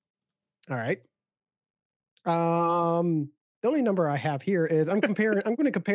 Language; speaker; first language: English; native; English